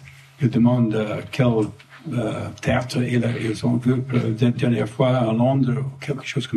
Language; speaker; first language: French; non-native, fluent; English